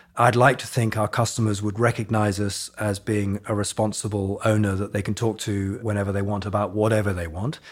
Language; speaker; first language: English; native; English